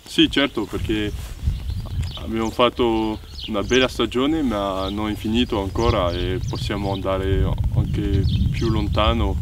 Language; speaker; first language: Italian; non-native, learner; French